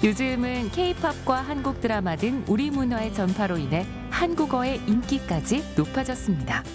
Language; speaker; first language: Korean; native; Korean